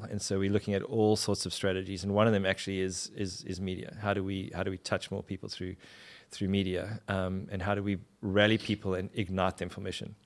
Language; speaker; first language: English; native; English